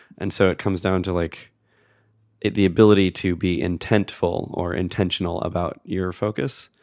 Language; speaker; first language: English; native; English